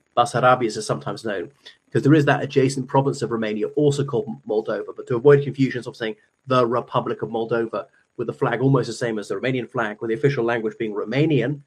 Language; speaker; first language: English; native; English